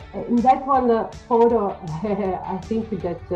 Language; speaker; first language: English; non-native, learner; Italian